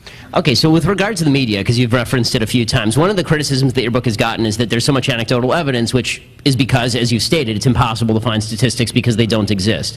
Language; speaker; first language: English; native; English